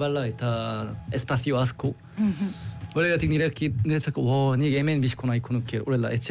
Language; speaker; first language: Basque; non-native, learner; Korean